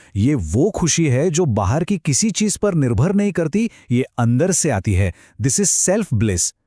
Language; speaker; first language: Hindi; non-native, local second language; Marathi